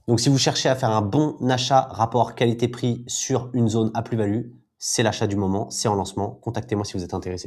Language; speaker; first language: French; native; French